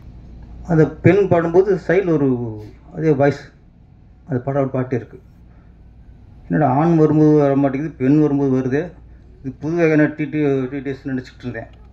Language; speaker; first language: Tamil; native; Tamil